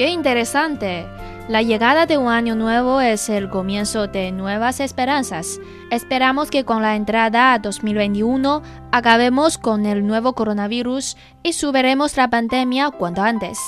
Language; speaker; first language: Spanish; non-native, fluent; Chinese